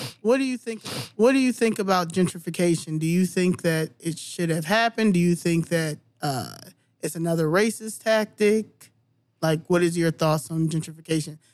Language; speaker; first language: English; native; English